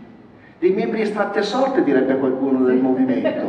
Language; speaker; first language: Italian; native; Italian